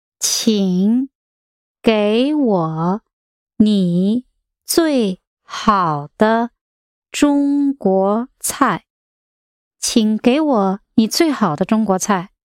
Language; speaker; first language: Chinese; non-native, learner; English